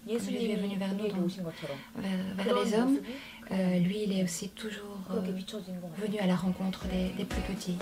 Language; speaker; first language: French; non-native, fluent; Korean